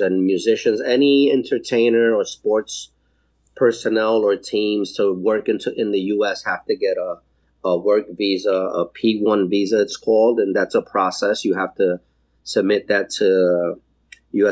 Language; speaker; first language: English; native; English